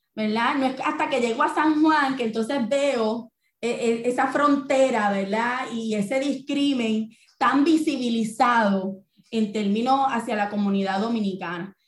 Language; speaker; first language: Spanish; native; Spanish